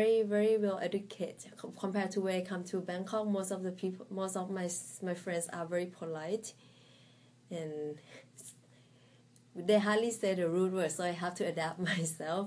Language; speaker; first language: English; non-native, fluent; Thai